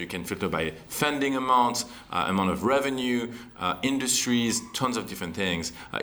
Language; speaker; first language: English; non-native, fluent; French